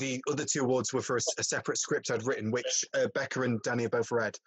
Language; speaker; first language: English; native; English